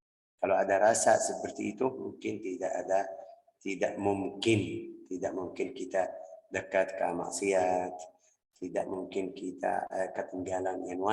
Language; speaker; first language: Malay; non-native, fluent; Arabic